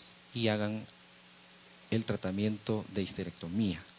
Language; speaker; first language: Spanish; native; Spanish